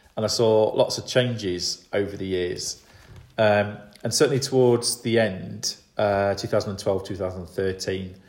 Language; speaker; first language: English; native; English